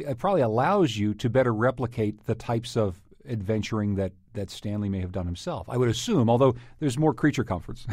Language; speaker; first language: English; native; English